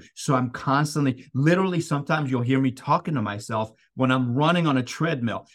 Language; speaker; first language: English; non-native, fluent; Persian